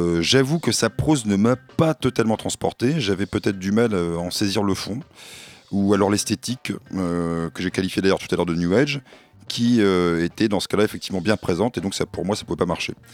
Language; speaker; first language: French; native; French